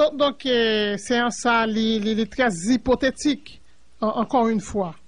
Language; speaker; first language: French; non-native, local second language; Haitian Creole